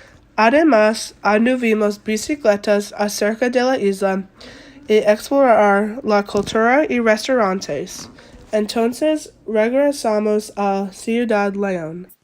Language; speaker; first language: Spanish; non-native, learner; English